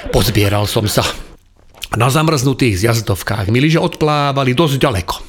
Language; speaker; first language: Slovak; non-native, local second language; Hungarian